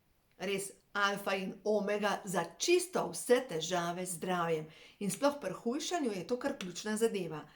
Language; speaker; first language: Slovenian; native; Slovenian